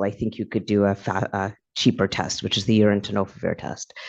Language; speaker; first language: English; native; English